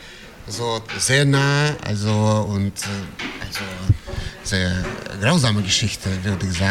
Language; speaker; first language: German; non-native, fluent; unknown